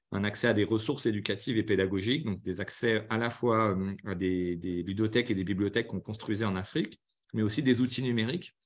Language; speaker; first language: French; native; French